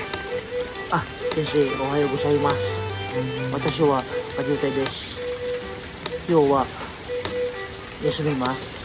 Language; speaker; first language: Japanese; non-native, learner; Filipino